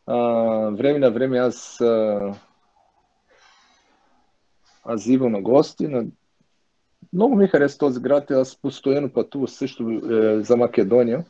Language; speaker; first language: Bulgarian; non-native, learner; Portuguese